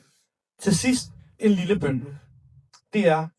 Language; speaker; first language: Danish; early bilingual, other home language; Urdu